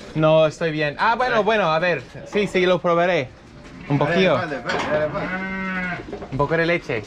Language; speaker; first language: Spanish; non-native, fluent; English